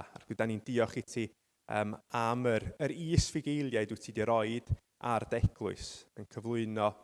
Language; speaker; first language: Welsh; native; Welsh